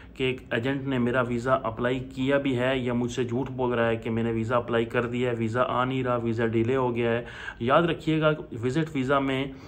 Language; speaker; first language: Urdu; non-native, local second language; Punjabi